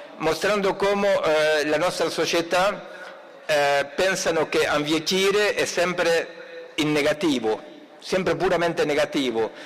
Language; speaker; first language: Italian; non-native, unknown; Spanish